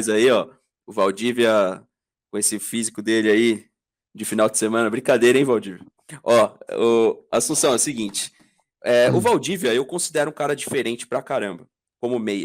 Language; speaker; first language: Portuguese; native; Portuguese